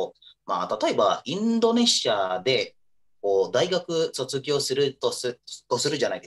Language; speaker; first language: Japanese; non-native, fluent; Indonesian